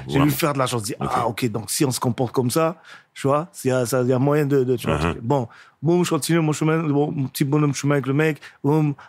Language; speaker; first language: French; native; French